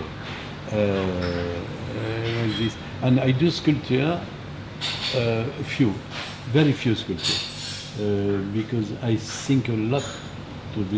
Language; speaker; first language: English; non-native, learner; French